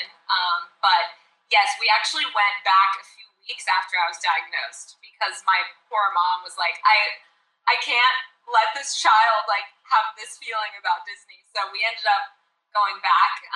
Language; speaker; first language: English; native; English